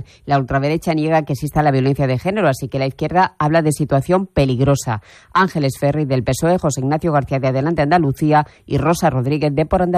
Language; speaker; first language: Spanish; native; Spanish